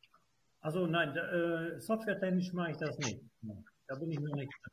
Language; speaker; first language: German; native; German